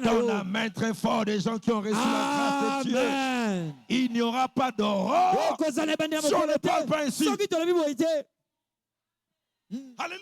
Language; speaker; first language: French; non-native, local second language; Lingala